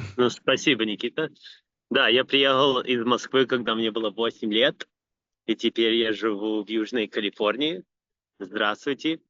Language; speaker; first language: Russian; early bilingual, other home language; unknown